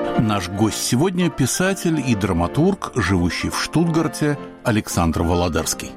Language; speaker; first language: Russian; native; Russian